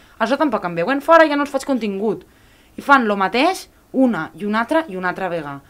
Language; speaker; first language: Catalan; native; Catalan